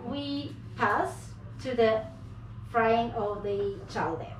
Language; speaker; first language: English; non-native, learner; Italian